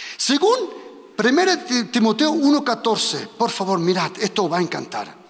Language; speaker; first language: Spanish; non-native, fluent; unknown